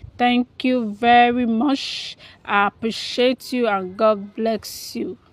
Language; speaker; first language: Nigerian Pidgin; non-native, local second language; Yoruba